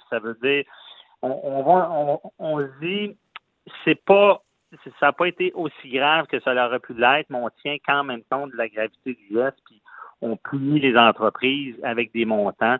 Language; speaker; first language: French; native; French